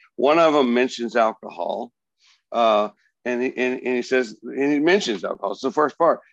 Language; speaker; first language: English; native; English